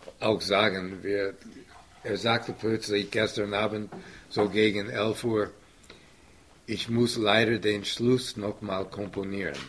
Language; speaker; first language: German; non-native, fluent; English